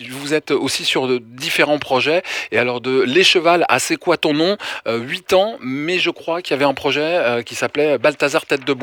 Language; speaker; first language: French; native; French